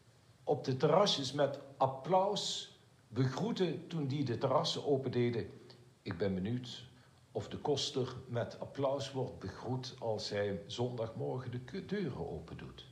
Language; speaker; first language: Dutch; native; Dutch